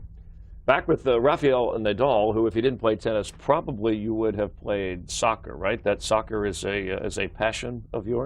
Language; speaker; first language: English; non-native, learner; Spanish